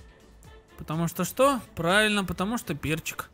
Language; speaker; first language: Russian; native; Russian